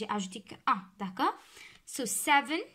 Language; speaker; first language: French; non-native, local second language; Morisyen